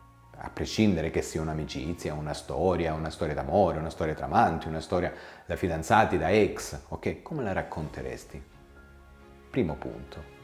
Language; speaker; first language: Italian; native; Italian